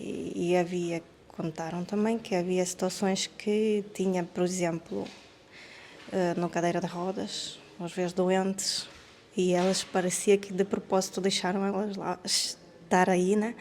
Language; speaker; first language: Portuguese; non-native, fluent; Ukrainian